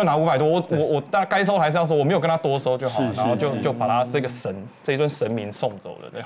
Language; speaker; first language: Chinese; native; Chinese